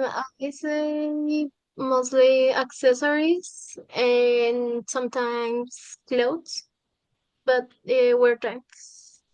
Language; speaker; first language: English; non-native, learner; Spanish